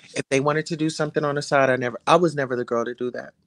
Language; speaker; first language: English; native; English